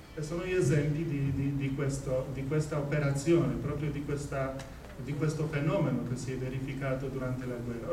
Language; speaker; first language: Italian; non-native, fluent; Polish